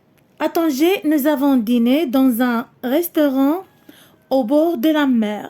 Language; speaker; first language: French; non-native, local second language; Arabic